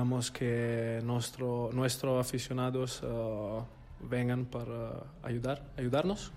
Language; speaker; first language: Spanish; non-native, fluent; Italian